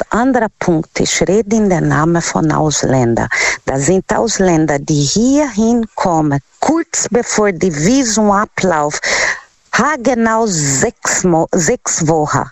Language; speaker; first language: German; non-native, learner; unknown